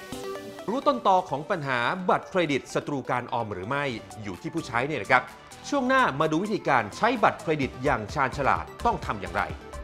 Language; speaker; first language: Thai; native; Thai